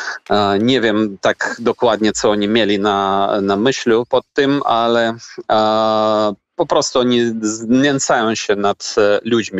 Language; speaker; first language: Polish; non-native, fluent; Ukrainian